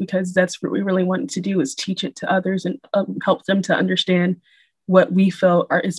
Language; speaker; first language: English; native; English